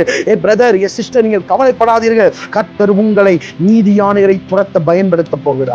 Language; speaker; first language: Tamil; native; Tamil